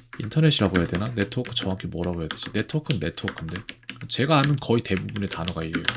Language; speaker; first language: Korean; native; Korean